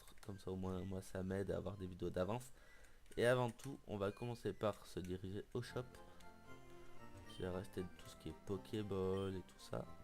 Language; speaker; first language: French; native; French